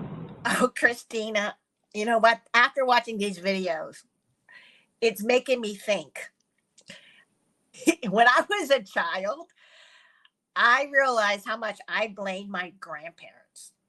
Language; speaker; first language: English; early bilingual, other home language; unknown